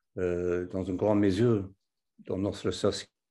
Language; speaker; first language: French; non-native, fluent; English